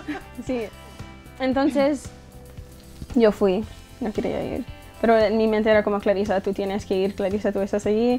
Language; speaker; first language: Spanish; early bilingual, heritage; English